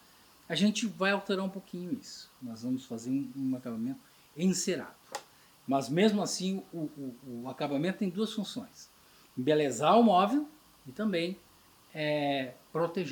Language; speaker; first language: Portuguese; native; Portuguese